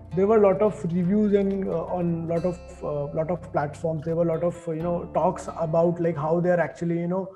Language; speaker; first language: English; non-native, local second language; Hindi